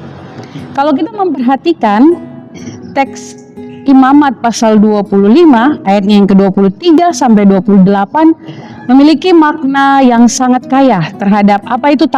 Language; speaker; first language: Indonesian; native; Indonesian